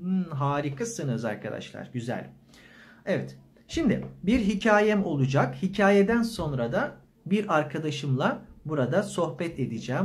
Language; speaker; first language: Turkish; native; Turkish